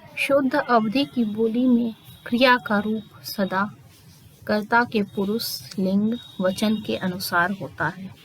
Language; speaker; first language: Hindi; native; Hindi